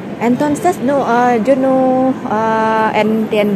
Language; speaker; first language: Spanish; non-native, learner; Indonesian